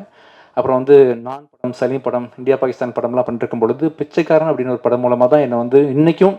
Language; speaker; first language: Tamil; native; Tamil